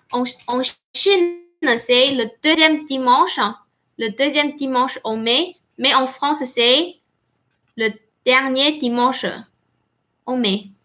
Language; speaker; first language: French; non-native, fluent; Chinese